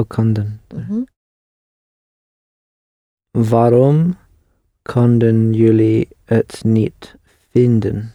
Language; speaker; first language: Dutch; non-native, learner; English